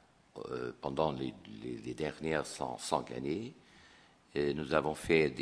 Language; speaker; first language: French; non-native, fluent; Portuguese